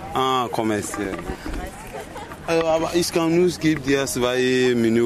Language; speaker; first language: German; non-native, learner; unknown